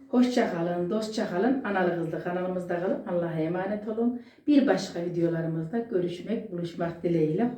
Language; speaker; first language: Turkish; native; Turkish